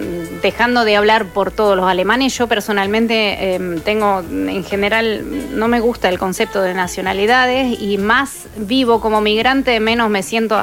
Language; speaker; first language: Spanish; non-native, fluent; German